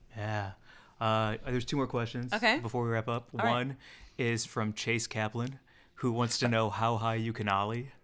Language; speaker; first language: English; native; English